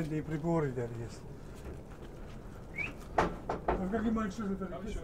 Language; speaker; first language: Russian; non-native, learner; German